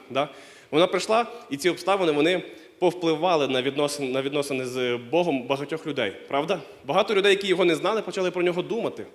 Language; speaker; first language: Ukrainian; non-native, local second language; Russian